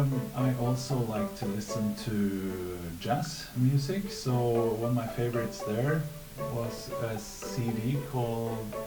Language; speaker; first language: English; non-native, fluent; Norwegian